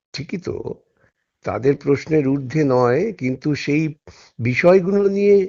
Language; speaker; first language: Bangla; native; Bangla